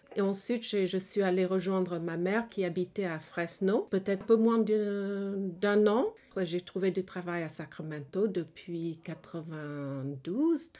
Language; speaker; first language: French; early bilingual, other home language; Hmong